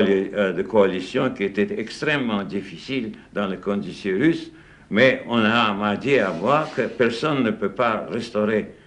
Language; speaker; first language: French; non-native, fluent; Russian